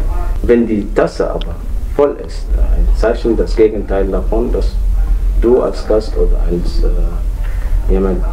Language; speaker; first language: German; non-native, fluent; Arabic